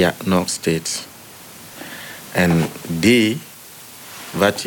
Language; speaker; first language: Dutch; non-native, learner; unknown